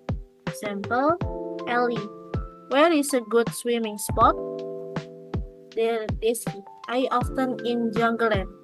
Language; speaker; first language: English; non-native, learner; Indonesian